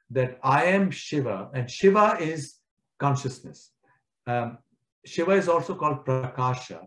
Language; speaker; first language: English; non-native, local second language; Kashmiri